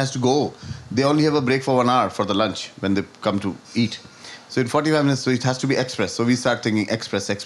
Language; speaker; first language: English; non-native, local second language; Hindi